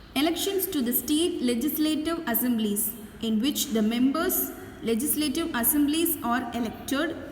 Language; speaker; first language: English; non-native, local second language; Tamil